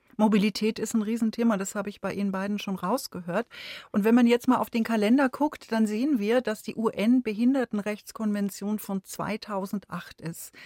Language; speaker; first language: German; native; German